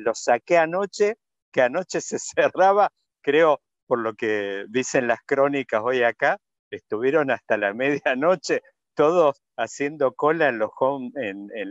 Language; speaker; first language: Spanish; native; Spanish